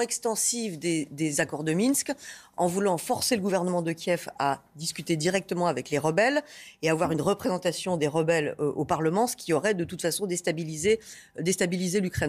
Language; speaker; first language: French; native; French